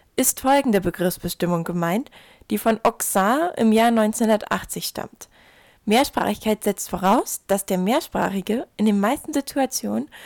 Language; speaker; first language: German; native; German